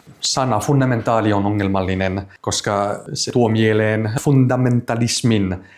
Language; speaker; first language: Finnish; non-native, fluent; French